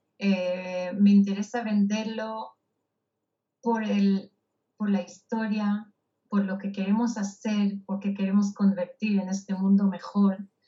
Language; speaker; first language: Spanish; non-native, fluent; Hebrew